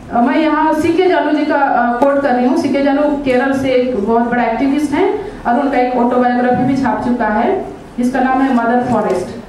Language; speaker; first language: Hindi; non-native, local second language; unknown